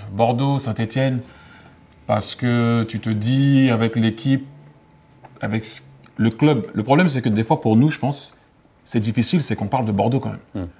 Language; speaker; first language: French; native; French